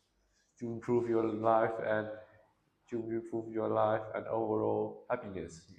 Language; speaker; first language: English; non-native, learner; Vietnamese